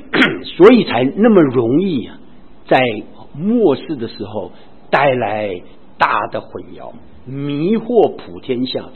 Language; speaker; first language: Chinese; native; Chinese